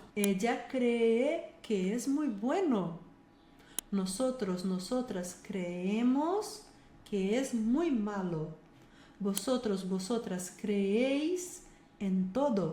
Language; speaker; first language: Spanish; non-native, fluent; Portuguese